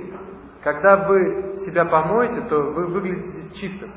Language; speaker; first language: Russian; native; Russian